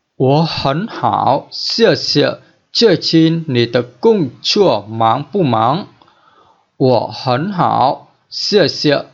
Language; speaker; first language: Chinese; non-native, fluent; Vietnamese